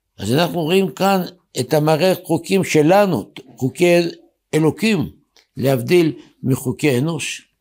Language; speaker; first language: Hebrew; native; Hebrew